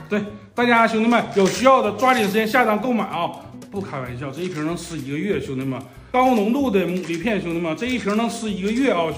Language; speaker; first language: Chinese; native; Chinese